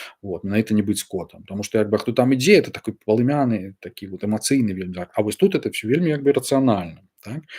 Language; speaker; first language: Belarusian; non-native, local second language; Russian